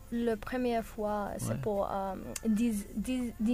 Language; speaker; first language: French; non-native, learner; English